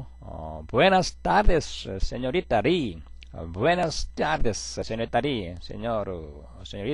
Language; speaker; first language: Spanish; non-native, fluent; Korean